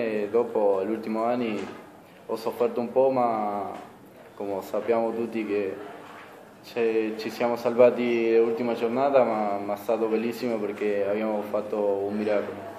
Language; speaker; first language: Italian; non-native, fluent; Spanish